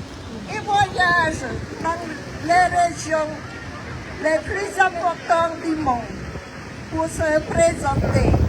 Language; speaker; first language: French; non-native, fluent; Khmer